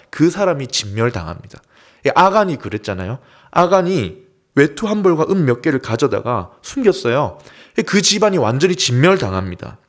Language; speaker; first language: Korean; native; Korean